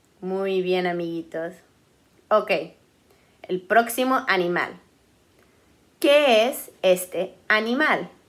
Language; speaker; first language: Spanish; early bilingual, heritage; Spanish